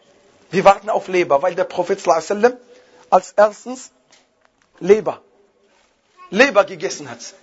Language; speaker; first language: German; non-native, fluent; Arabic